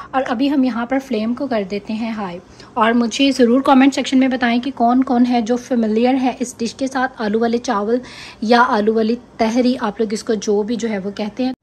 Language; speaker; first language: Urdu; native; Urdu